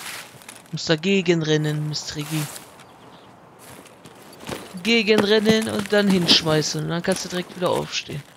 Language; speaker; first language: German; native; German